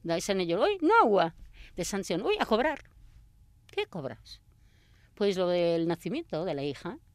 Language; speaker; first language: Spanish; non-native, local second language; Basque